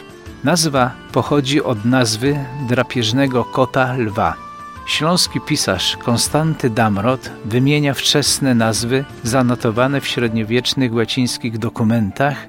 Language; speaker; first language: Polish; native; Polish